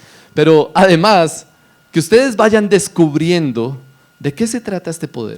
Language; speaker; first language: Spanish; native; Spanish